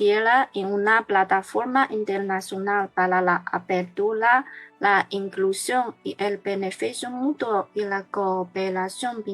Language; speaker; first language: Spanish; non-native, learner; Chinese